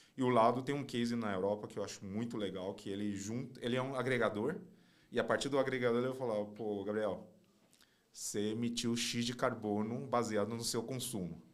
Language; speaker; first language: Portuguese; non-native, fluent; Chinese